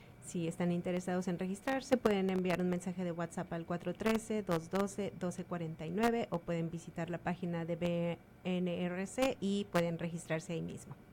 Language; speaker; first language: Spanish; native; Spanish